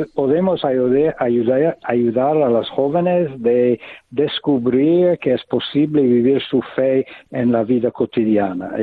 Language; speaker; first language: Spanish; non-native, fluent; English